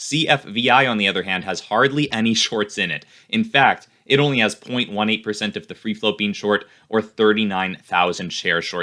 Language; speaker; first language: English; native; English